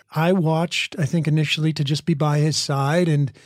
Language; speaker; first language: English; native; English